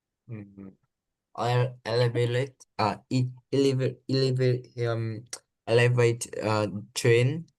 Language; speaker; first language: English; non-native, learner; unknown